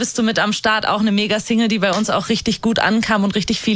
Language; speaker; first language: German; native; German